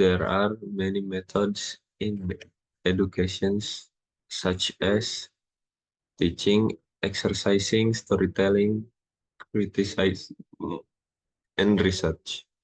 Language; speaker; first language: English; non-native, learner; Indonesian